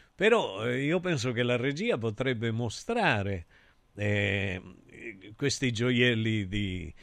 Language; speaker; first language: Italian; native; Italian